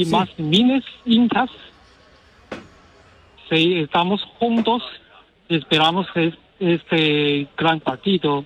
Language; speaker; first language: Spanish; non-native, learner; Chinese